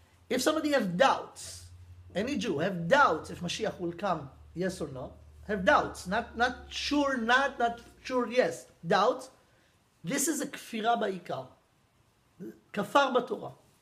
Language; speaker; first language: English; non-native, fluent; Hebrew